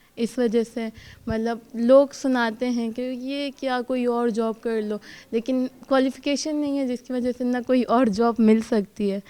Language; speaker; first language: Urdu; non-native, local second language; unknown